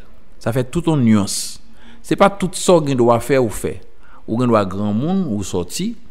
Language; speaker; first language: French; non-native, local second language; Haitian Creole